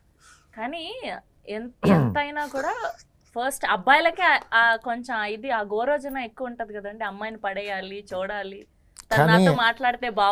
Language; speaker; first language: Telugu; native; Telugu